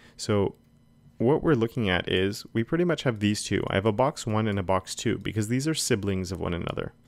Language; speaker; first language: English; native; English